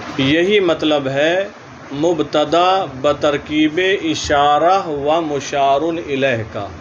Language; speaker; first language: Urdu; native; Urdu